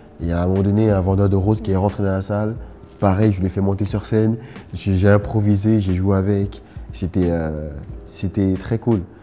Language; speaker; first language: French; early bilingual, other home language; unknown